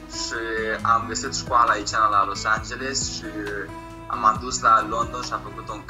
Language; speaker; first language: Romanian; early bilingual, heritage; Romanian